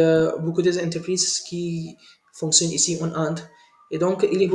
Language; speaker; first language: French; non-native, learner; Hindi